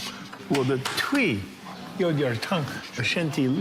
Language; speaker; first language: Chinese; non-native, learner; English